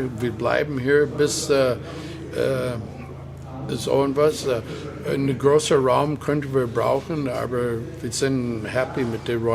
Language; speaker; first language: German; non-native, fluent; English